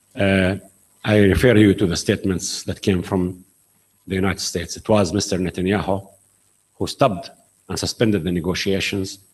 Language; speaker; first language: English; non-native, fluent; Arabic